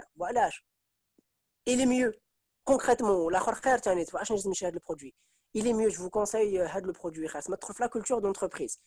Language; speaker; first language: French; non-native, local second language; Arabic